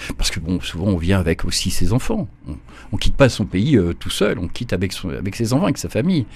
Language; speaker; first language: French; native; French